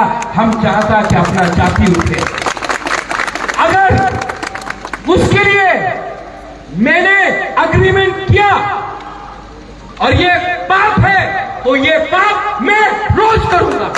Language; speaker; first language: Hindi; non-native, local second language; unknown